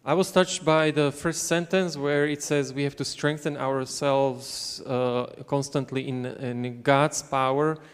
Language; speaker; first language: English; non-native, fluent; Slovak